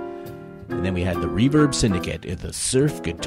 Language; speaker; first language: English; native; English